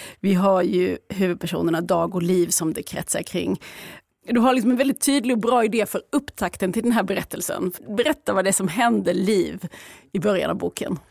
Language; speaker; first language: Swedish; native; Swedish